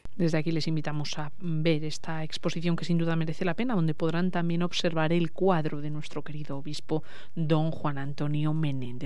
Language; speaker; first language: Spanish; native; Spanish